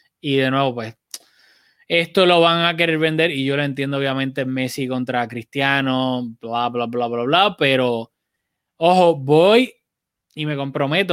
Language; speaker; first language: Spanish; native; Spanish